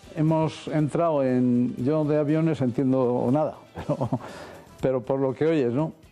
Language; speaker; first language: Spanish; native; Spanish